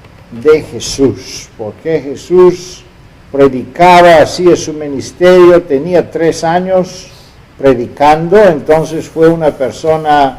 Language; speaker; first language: Spanish; non-native, fluent; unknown